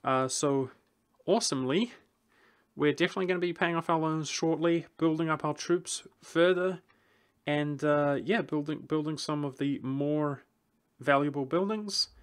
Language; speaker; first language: English; native; English